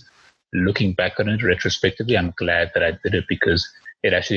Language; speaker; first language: English; early bilingual, other home language; Spanish